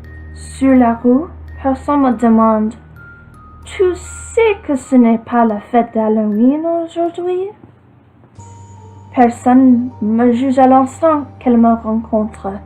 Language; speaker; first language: French; non-native, learner; English